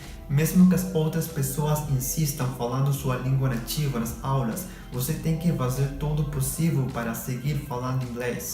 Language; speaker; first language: Portuguese; non-native, fluent; Spanish